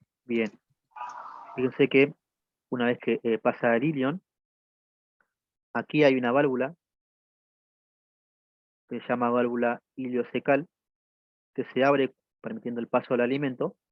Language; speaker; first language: Spanish; native; Spanish